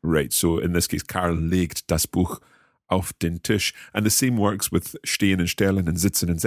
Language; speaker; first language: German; non-native, learner; English